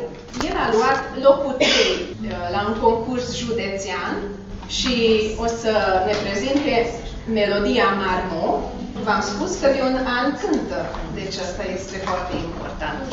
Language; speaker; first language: Romanian; early bilingual, heritage; Romanian